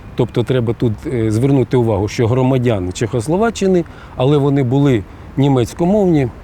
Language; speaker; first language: Ukrainian; non-native, local second language; Russian